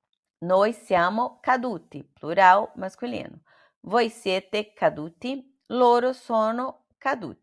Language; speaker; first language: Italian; non-native, fluent; Portuguese